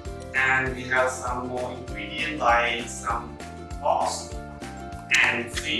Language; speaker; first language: English; non-native, learner; Khmer